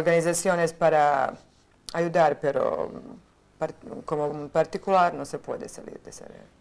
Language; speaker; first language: Spanish; non-native, fluent; Bosnian